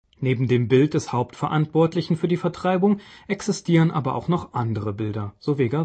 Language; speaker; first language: German; native; German